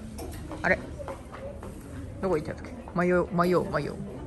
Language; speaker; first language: Japanese; native; Japanese